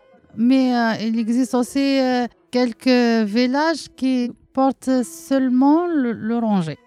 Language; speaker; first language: French; non-native, learner; Arabic